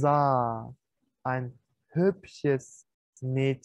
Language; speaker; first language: German; non-native, fluent; Turkish